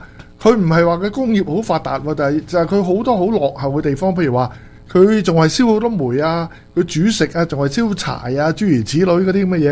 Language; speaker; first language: Chinese; native; Chinese